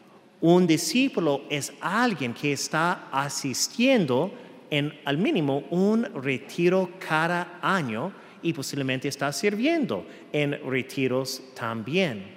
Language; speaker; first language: Spanish; non-native, fluent; English